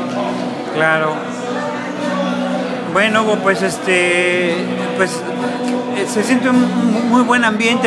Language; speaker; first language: Spanish; native; Spanish